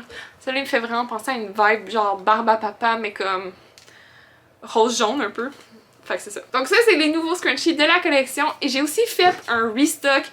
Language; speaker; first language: French; native; French